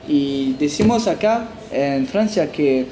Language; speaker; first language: Spanish; non-native, fluent; French